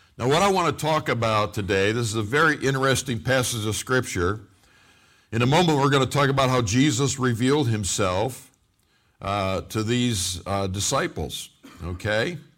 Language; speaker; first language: English; native; English